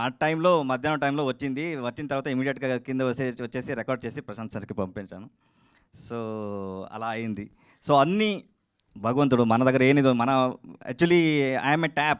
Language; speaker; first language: Telugu; non-native, learner; Kannada